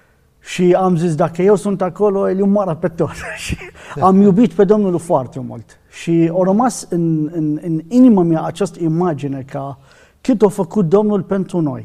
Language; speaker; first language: Romanian; non-native, fluent; Arabic